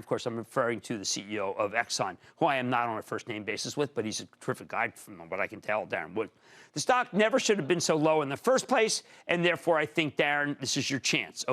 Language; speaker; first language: English; native; English